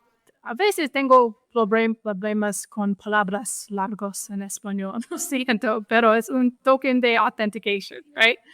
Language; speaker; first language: Spanish; non-native, fluent; English